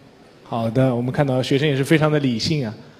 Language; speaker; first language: Chinese; native; Chinese